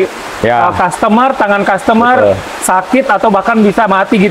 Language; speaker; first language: Indonesian; native; Indonesian